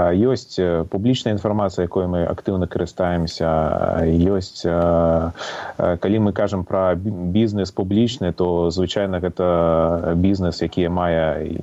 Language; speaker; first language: Belarusian; non-native, local second language; Russian